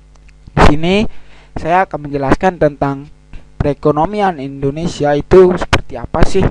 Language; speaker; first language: Indonesian; native; Indonesian